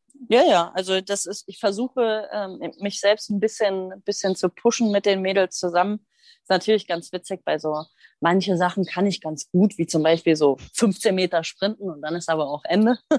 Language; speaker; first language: German; native; German